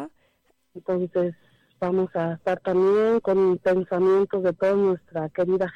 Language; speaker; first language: Spanish; native; Spanish